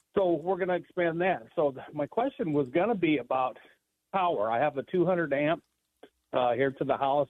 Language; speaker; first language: English; native; English